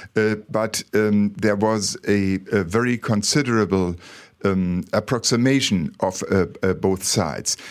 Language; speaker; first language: English; non-native, fluent; German